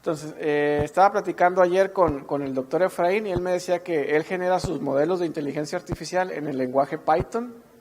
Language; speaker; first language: Spanish; native; Spanish